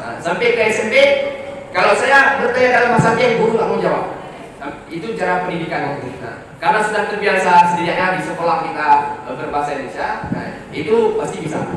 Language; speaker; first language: Indonesian; non-native, local second language; Achinese